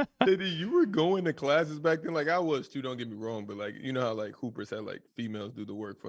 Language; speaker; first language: English; native; English